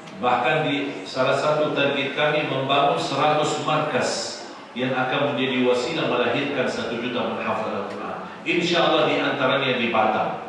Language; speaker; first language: Indonesian; non-native, fluent; Arabic